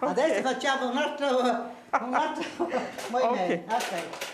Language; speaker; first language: Italian; native; Italian